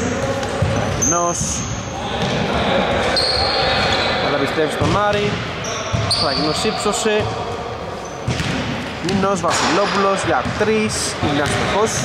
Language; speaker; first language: Greek; native; Greek